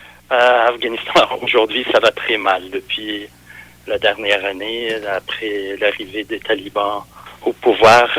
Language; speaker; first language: French; non-native, fluent; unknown